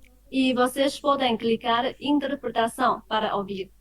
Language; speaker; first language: Portuguese; non-native, fluent; Chinese